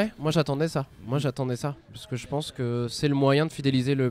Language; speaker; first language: French; native; French